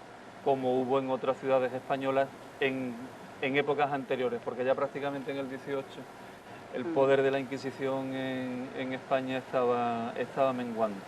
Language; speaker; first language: Spanish; native; Spanish